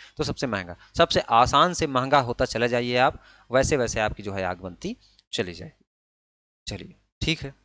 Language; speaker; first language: Hindi; native; Hindi